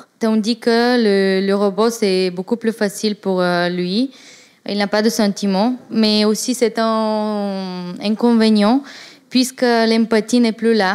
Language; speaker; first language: French; non-native, fluent; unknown